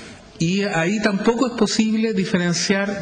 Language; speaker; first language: Spanish; native; Spanish